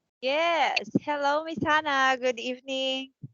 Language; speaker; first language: English; non-native, fluent; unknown